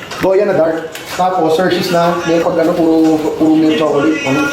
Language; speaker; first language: Filipino; native; Filipino